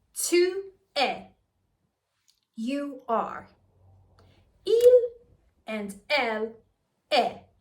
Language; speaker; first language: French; non-native, fluent; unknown